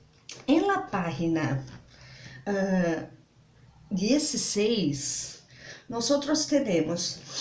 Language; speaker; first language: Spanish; non-native, learner; Portuguese